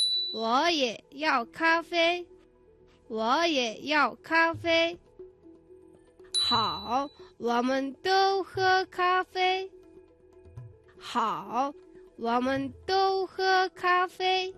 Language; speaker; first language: Chinese; non-native, fluent; Mongolian